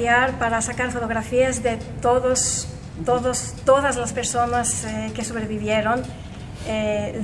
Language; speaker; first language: Spanish; non-native, fluent; Greek